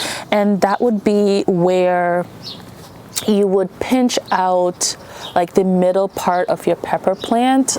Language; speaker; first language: English; native; English